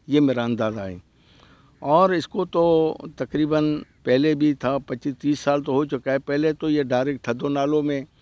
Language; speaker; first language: Urdu; non-native, local second language; Baluchi